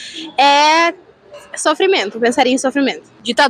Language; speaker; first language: Portuguese; native; Portuguese